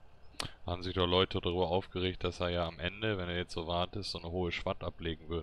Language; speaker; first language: German; native; German